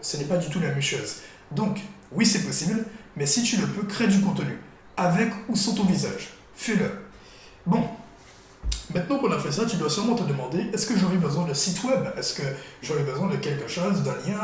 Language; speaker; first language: French; native; French